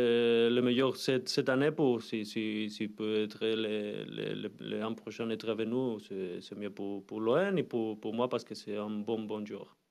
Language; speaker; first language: French; non-native, learner; Spanish